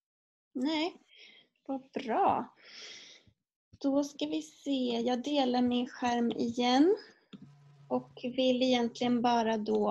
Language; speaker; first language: Swedish; native; Swedish